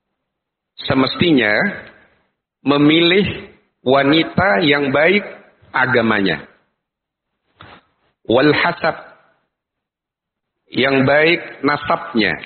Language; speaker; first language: Indonesian; native; Indonesian